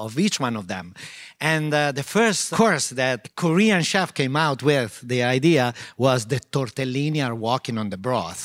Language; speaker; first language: English; non-native, fluent; Italian